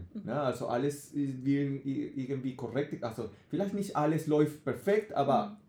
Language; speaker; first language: German; non-native, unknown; Spanish